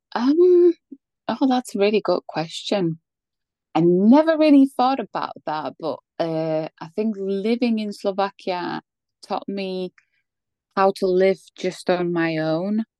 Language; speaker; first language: English; non-native, fluent; Polish